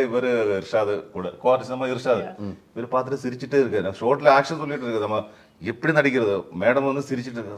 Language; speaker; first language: Tamil; non-native, learner; Malayalam